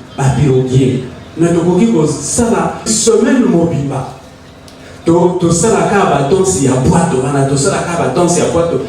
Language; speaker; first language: Lingala; native; Lingala